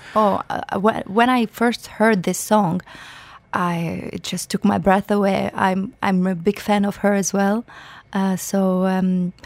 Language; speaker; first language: English; non-native, fluent; Ukrainian